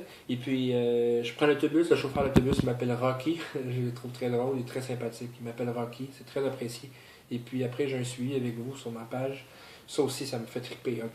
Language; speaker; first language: French; native; French